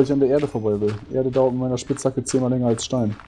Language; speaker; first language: German; native; German